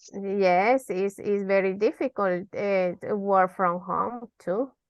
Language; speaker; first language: English; non-native, learner; Spanish